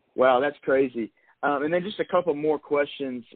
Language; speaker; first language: English; native; English